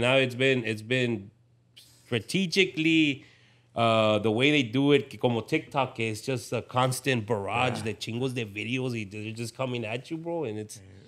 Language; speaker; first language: English; early bilingual, other home language; Spanish